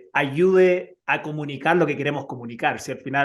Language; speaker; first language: Spanish; native; Spanish